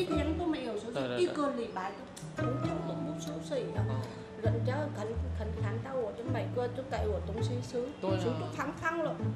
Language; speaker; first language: Chinese; non-native, learner; Vietnamese